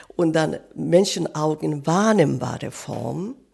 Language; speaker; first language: German; non-native, fluent; Korean